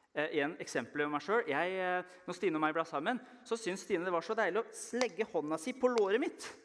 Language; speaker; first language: Norwegian; early bilingual, other home language; Persian